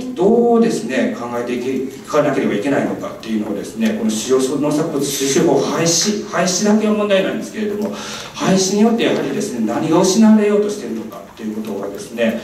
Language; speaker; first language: Japanese; native; Japanese